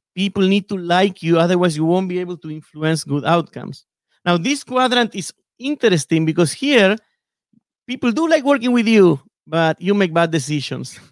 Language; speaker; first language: English; non-native, fluent; Spanish